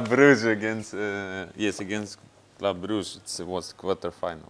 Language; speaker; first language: English; non-native, fluent; Russian